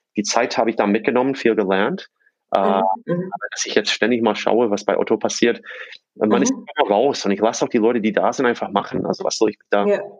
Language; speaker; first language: German; non-native, fluent; English